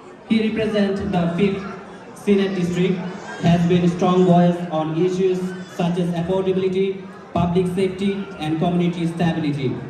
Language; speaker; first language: English; non-native, local second language; Bangla